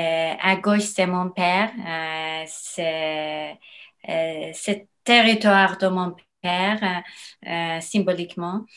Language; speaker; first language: French; non-native, learner; Persian